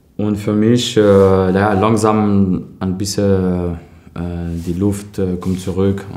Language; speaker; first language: German; non-native, learner; French